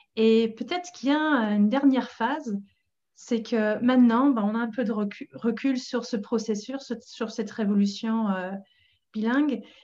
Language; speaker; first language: French; non-native, fluent; English